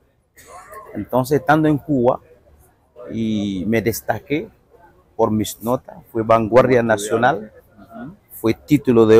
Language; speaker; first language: Spanish; non-native, fluent; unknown